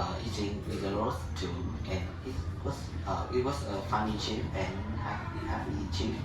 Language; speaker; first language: English; non-native, learner; Vietnamese